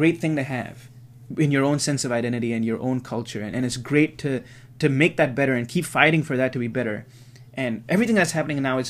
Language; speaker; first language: English; native; English